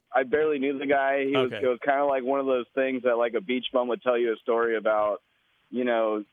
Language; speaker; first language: English; native; English